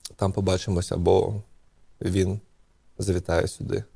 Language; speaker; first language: Ukrainian; non-native, local second language; Russian